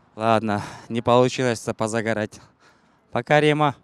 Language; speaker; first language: Russian; non-native, local second language; Kyrgyz